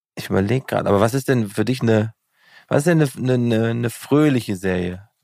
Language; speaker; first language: German; native; German